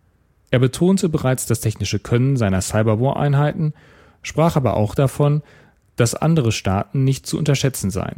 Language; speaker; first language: German; native; German